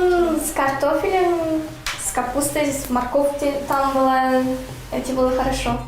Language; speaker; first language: Russian; non-native, learner; Turkmen